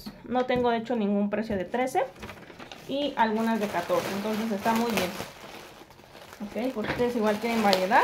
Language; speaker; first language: Spanish; native; Spanish